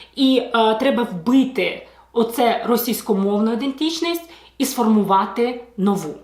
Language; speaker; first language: Ukrainian; non-native, local second language; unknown